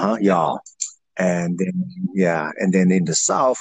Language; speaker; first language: English; early bilingual, other home language; Vietnamese